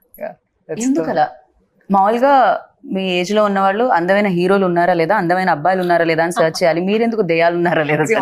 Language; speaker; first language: Telugu; native; Telugu